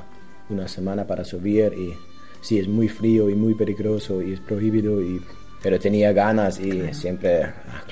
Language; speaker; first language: Spanish; non-native, learner; German